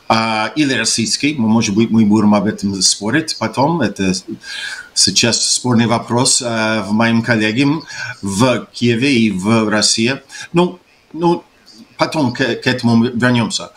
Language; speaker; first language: Russian; non-native, fluent; English